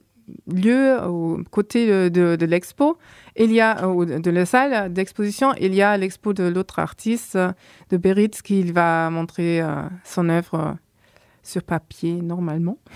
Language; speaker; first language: French; non-native, fluent; German